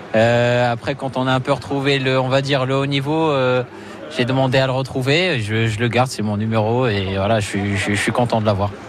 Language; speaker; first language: French; native; French